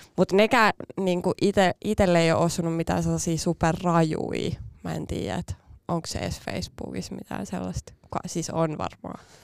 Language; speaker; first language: Finnish; native; Finnish